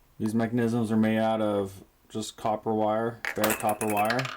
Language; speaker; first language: English; native; English